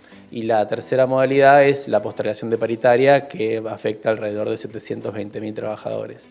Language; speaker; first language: Spanish; native; Spanish